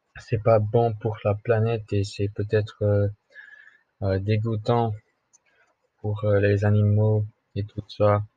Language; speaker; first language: French; non-native, learner; English